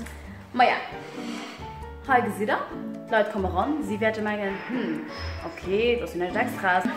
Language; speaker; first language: German; non-native, learner; Luxembourgish